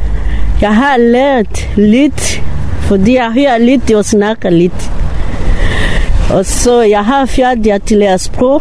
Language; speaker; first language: Danish; non-native, learner; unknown